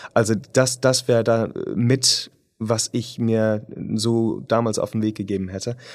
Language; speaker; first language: German; non-native, fluent; English